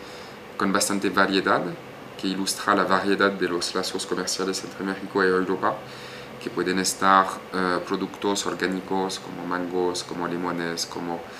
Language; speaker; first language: Spanish; non-native, fluent; French